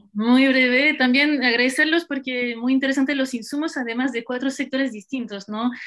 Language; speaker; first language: Spanish; non-native, fluent; French